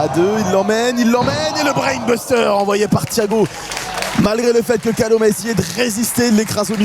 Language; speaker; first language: French; native; French